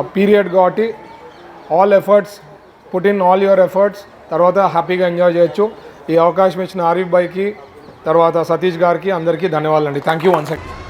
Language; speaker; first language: Telugu; native; Telugu